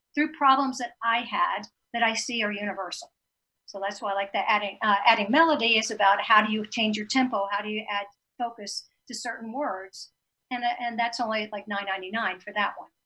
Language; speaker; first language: English; native; English